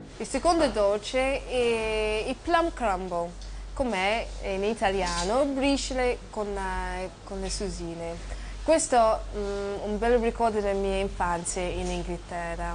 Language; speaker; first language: Italian; non-native, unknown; English